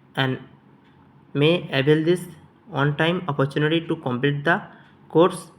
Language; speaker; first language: English; non-native, local second language; Bangla